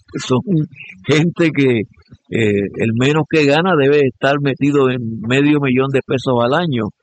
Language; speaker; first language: Spanish; native; Spanish